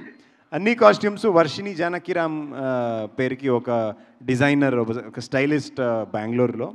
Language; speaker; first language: Telugu; non-native, local second language; Kannada